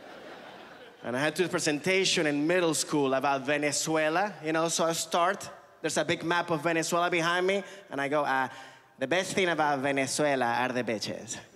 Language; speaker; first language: English; early bilingual, other home language; Spanish